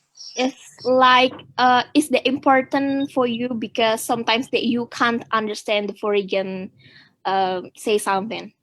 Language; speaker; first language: English; non-native, learner; Indonesian